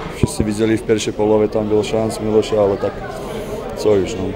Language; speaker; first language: Polish; non-native, learner; Czech